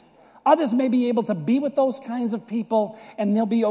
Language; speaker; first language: English; native; English